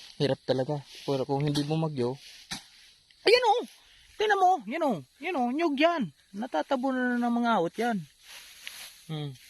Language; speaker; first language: Filipino; non-native, local second language; Cebuano